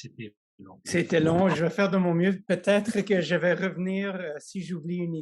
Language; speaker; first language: French; non-native, fluent; English